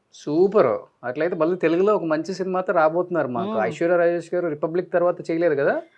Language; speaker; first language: Telugu; native; Telugu